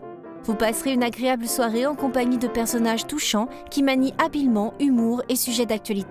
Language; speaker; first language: French; native; French